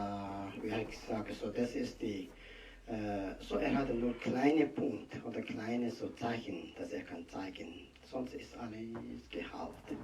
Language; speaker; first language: German; non-native, learner; Tibetan